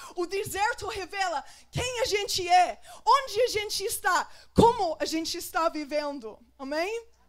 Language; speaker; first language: Portuguese; non-native, fluent; English